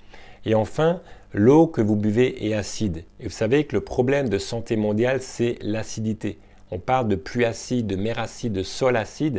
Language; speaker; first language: French; native; French